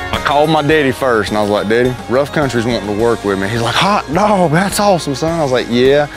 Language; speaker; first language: English; native; English